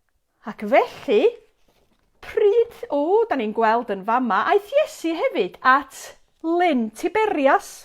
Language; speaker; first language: Welsh; native; Welsh